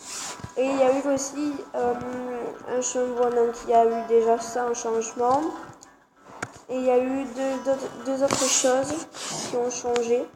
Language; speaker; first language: French; native; French